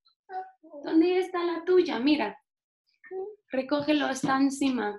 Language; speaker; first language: Spanish; non-native, fluent; English